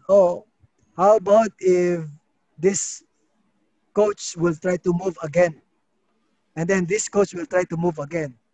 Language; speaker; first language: English; non-native, local second language; Filipino